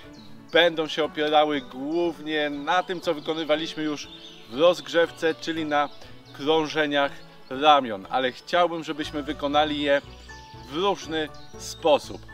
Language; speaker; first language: Polish; native; Polish